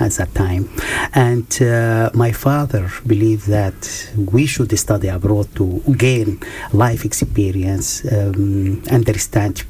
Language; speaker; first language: English; non-native, fluent; Arabic